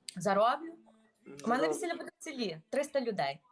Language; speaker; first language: Ukrainian; native; Ukrainian